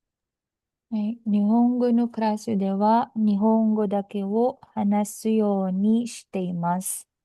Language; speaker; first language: Japanese; non-native, learner; Filipino